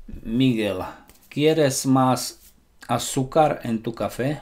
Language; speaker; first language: Spanish; non-native, learner; Slovak